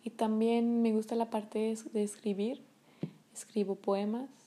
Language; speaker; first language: Spanish; non-native, fluent; French